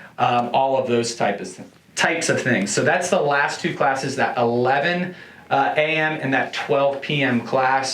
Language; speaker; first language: English; native; English